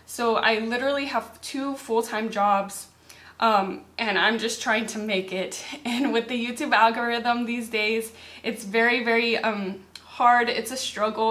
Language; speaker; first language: English; native; English